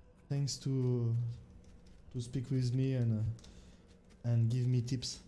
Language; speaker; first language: English; non-native, learner; French